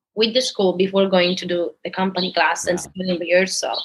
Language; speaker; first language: English; non-native, fluent; Italian